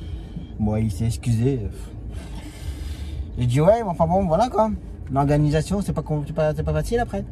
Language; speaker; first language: French; native; French